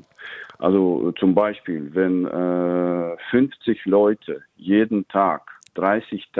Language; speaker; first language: German; non-native, fluent; Latvian